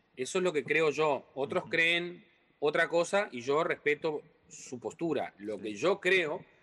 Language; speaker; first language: Spanish; non-native, local second language; Portuguese